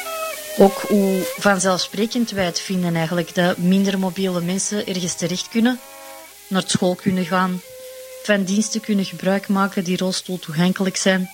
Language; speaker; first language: Dutch; native; Dutch